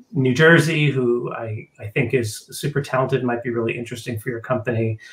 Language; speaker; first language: English; native; English